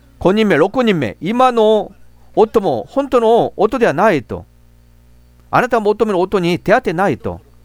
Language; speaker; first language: Japanese; non-native, fluent; Korean